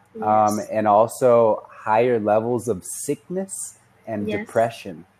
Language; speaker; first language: English; native; English